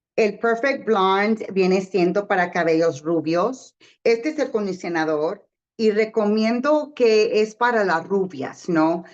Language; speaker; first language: Spanish; early bilingual, heritage; Spanish